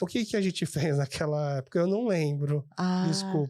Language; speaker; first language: Portuguese; early bilingual, other home language; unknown